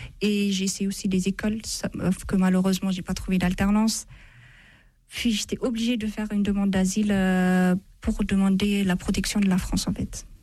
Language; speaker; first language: French; non-native, fluent; Amharic